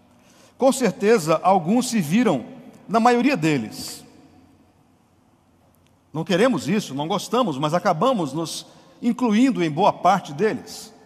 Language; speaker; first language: Portuguese; native; Portuguese